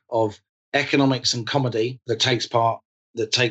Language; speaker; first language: English; native; English